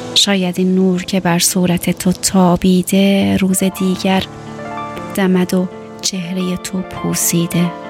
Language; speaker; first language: Persian; native; Persian